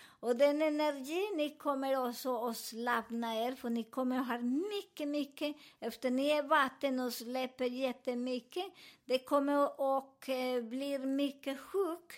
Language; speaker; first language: Swedish; non-native, learner; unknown